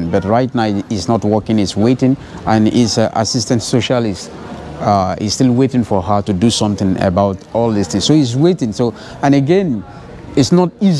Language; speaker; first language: English; non-native, fluent; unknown